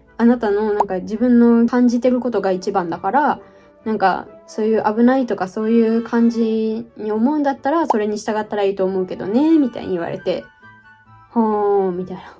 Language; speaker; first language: Japanese; native; Japanese